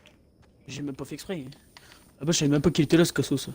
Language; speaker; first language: French; native; French